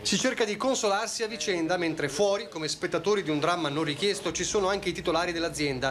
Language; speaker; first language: Italian; native; Italian